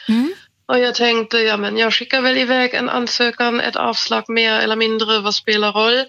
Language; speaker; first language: Swedish; non-native, fluent; German